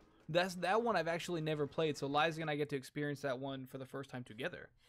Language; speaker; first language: English; native; English